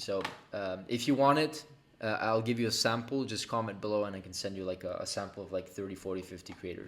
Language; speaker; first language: English; native; English